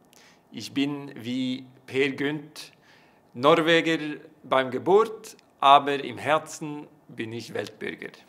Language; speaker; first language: German; non-native, fluent; Norwegian